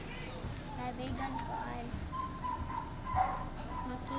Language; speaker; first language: Filipino; non-native, local second language; Cebuano